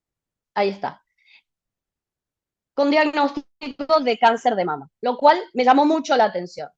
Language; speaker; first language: Spanish; native; Spanish